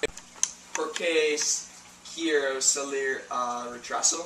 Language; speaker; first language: Spanish; non-native, learner; English